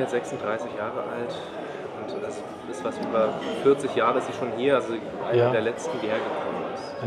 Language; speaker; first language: German; early bilingual, other home language; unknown